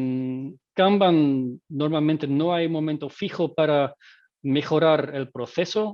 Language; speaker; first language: Spanish; non-native, fluent; Dutch